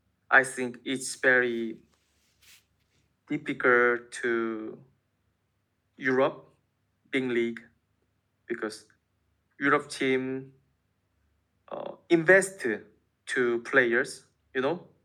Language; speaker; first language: English; non-native, learner; Korean